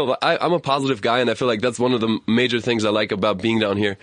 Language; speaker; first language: English; non-native, fluent; German